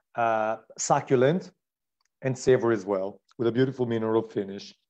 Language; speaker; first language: English; non-native, fluent; Italian